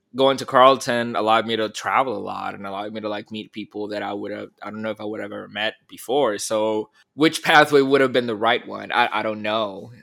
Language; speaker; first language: English; early bilingual, other home language; Spanish